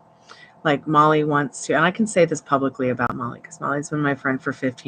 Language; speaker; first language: English; native; English